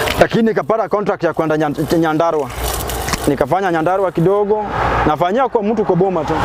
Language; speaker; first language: Swahili; non-native, local second language; Luo (Kenya and Tanzania)